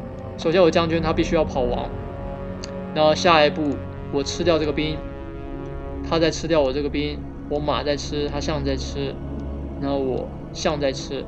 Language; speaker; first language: Chinese; native; Chinese